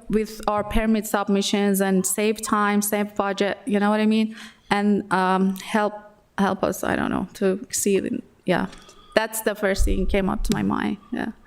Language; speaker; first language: English; non-native, fluent; Persian